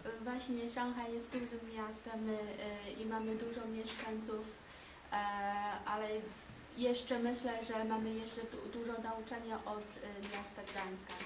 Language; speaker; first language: Polish; non-native, learner; Chinese